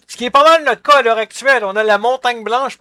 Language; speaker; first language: French; native; French